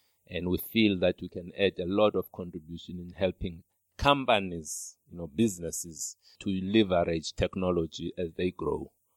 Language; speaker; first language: English; non-native, local second language; Xhosa